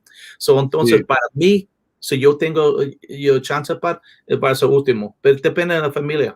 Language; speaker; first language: Spanish; non-native, learner; English